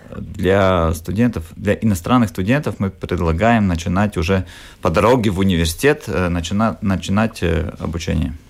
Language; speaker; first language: Russian; non-native, local second language; Latvian